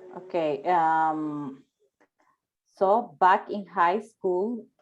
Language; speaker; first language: English; non-native, learner; Spanish